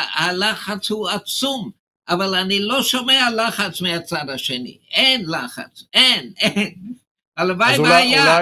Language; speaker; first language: Hebrew; non-native, fluent; English